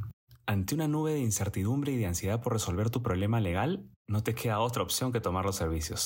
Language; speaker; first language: Spanish; native; Spanish